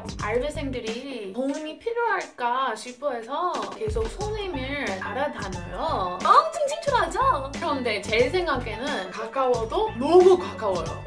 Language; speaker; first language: Korean; non-native, fluent; English